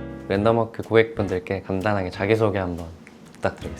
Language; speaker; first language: Korean; native; Korean